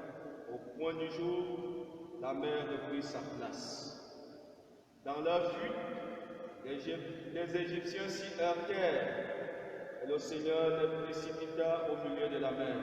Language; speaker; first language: French; native; French